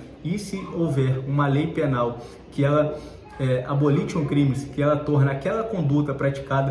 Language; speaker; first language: Portuguese; native; Portuguese